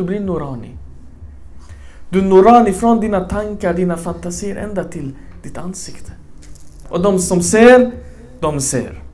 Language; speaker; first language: Swedish; early bilingual, other home language; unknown